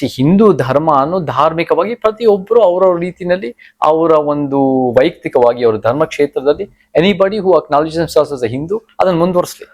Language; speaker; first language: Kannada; early bilingual, heritage; Kannada